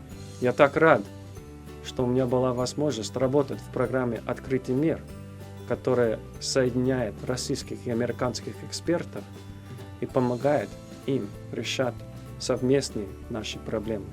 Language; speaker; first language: Russian; non-native, fluent; English